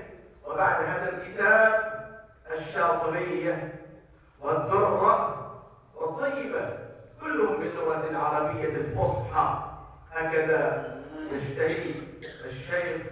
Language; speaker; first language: Arabic; non-native, fluent; Urdu